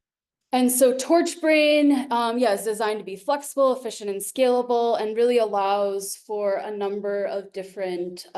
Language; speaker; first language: English; native; English